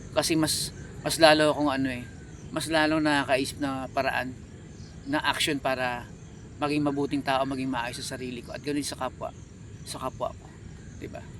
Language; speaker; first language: Filipino; native; Filipino